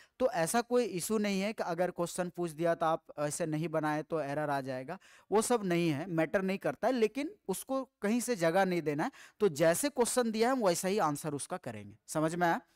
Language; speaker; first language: Hindi; native; Hindi